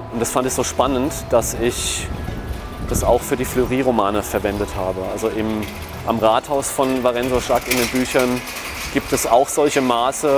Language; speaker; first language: German; native; German